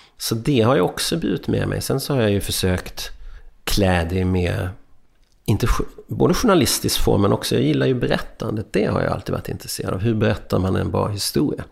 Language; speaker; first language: Swedish; early bilingual, other home language; Hungarian